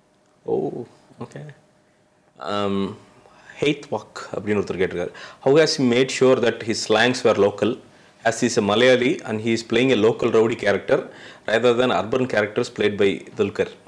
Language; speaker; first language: Tamil; native; Tamil